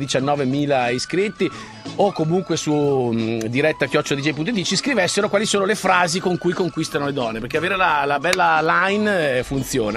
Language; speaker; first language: Italian; native; Italian